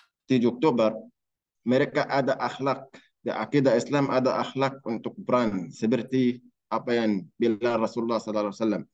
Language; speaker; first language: Indonesian; non-native, learner; Arabic